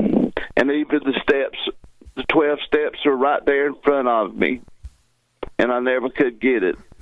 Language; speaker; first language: English; native; English